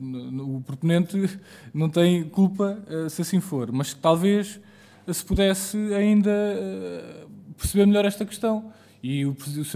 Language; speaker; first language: Portuguese; native; Portuguese